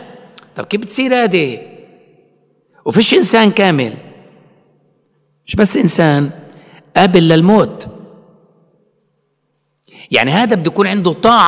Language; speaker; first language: Arabic; native; Arabic